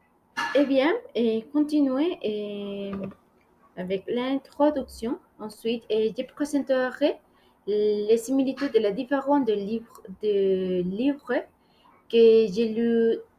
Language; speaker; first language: French; non-native, learner; Spanish